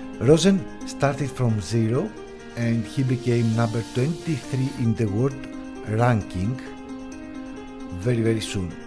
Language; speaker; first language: English; non-native, fluent; Greek